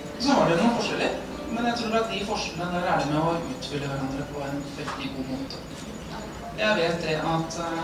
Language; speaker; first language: Norwegian; native; Norwegian